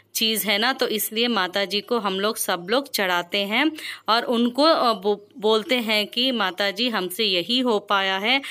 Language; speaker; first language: Hindi; non-native, local second language; Telugu